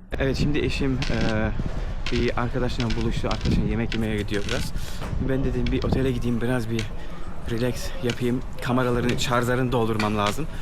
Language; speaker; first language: Turkish; early bilingual, heritage; Turkish